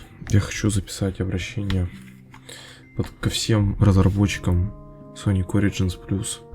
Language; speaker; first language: Russian; native; Russian